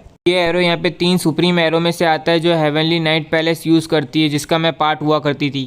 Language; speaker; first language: Hindi; native; Hindi